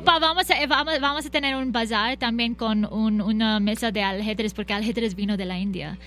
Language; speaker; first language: Spanish; non-native, fluent; Bangla